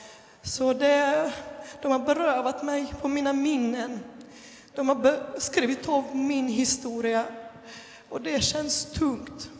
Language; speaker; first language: Swedish; non-native, fluent; Ukrainian